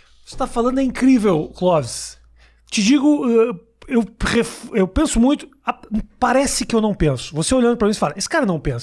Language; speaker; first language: Portuguese; native; Portuguese